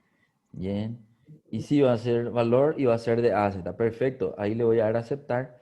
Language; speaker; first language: Spanish; native; Spanish